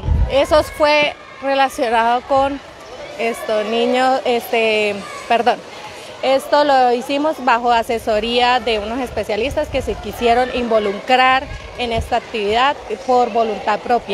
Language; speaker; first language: Spanish; native; Spanish